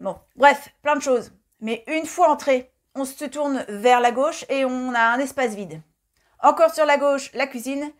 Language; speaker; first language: French; native; French